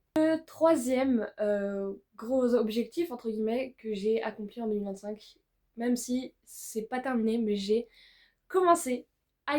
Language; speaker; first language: French; native; French